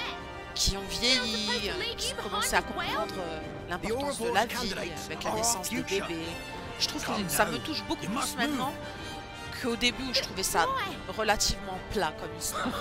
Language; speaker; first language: French; native; French